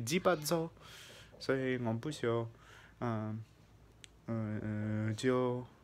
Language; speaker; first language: Chinese; non-native, fluent; English